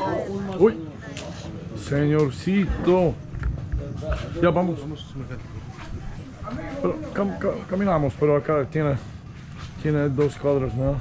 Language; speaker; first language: Spanish; non-native, learner; English